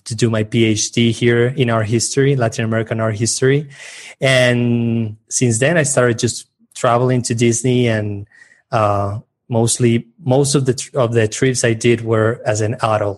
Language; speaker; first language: English; non-native, fluent; Spanish